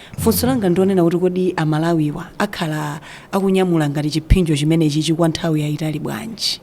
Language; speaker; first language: Nyanja; native; Nyanja